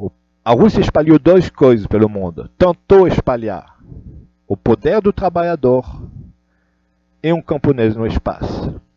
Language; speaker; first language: Portuguese; non-native, learner; Russian